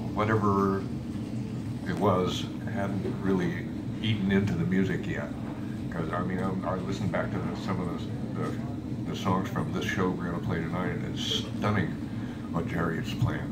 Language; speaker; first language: English; native; English